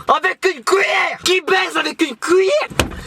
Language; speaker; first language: French; native; French